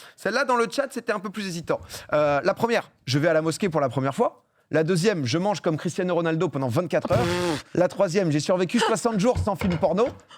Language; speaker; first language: French; native; French